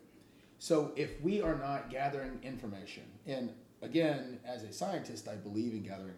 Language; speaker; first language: English; native; English